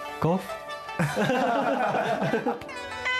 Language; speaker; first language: Bulgarian; non-native, learner; Chinese